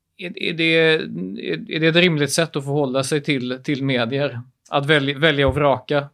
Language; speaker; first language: Swedish; early bilingual, other home language; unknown